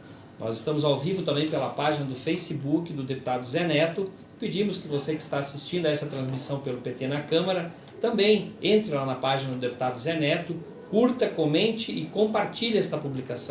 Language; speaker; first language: Portuguese; native; Portuguese